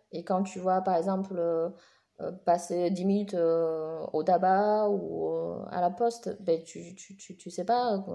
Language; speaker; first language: French; non-native, fluent; Chinese